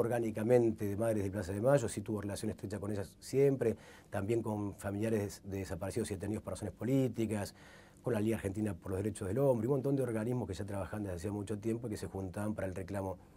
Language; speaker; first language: Spanish; native; Spanish